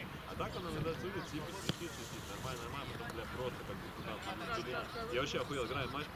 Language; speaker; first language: Russian; native; Russian